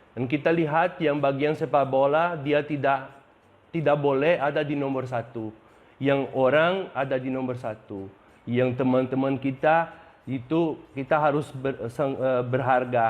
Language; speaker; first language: Indonesian; non-native, fluent; Portuguese